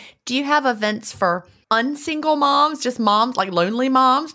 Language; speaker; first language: English; native; English